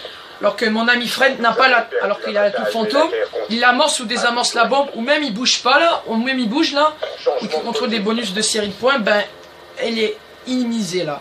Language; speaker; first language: French; native; French